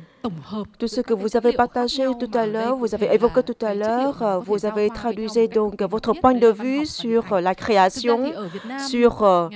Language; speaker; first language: French; non-native, fluent; Vietnamese